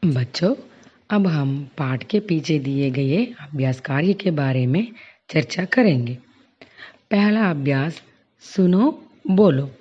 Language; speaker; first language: Hindi; non-native, local second language; Telugu